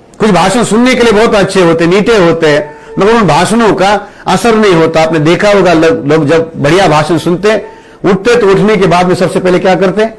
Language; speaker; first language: Hindi; non-native, local second language; Marathi